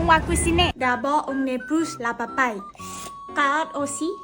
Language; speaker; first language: French; non-native, learner; Thai